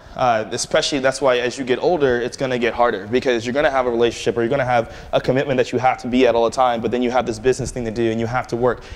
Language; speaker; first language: English; native; English